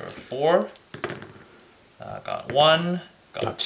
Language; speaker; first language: English; native; English